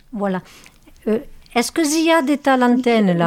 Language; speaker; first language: French; native; French